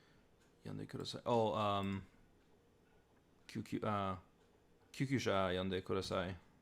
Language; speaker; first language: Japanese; non-native, learner; English